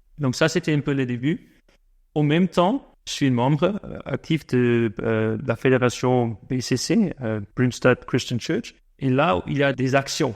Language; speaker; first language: French; non-native, fluent; English